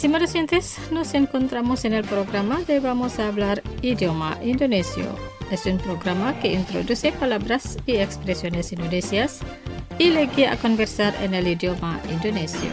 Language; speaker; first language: Spanish; non-native, fluent; Indonesian